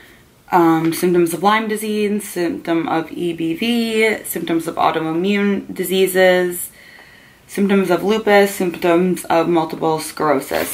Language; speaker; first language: English; native; English